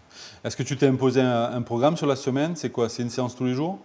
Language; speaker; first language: French; native; French